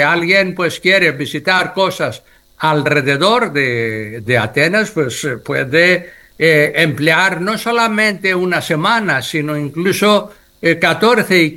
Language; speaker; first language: Spanish; non-native, fluent; Greek